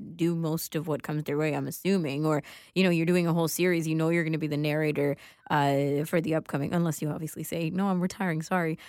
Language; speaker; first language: English; native; English